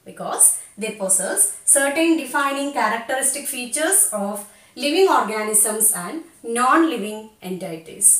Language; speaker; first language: English; non-native, local second language; Malayalam